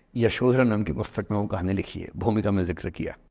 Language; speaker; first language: Hindi; native; Hindi